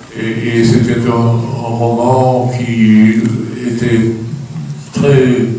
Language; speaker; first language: French; non-native, fluent; Swedish